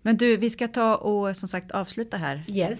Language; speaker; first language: Swedish; native; Swedish